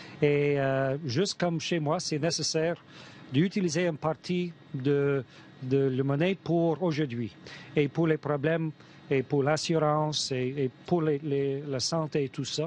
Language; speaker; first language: French; non-native, fluent; English